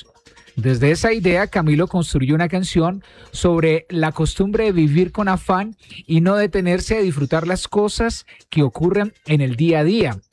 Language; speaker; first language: Spanish; native; Spanish